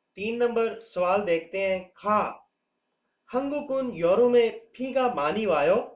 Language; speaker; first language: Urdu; native; Urdu